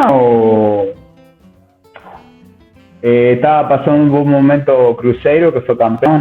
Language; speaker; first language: Portuguese; non-native, learner; Spanish